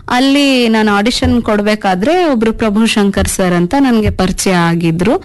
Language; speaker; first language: Kannada; non-native, local second language; Urdu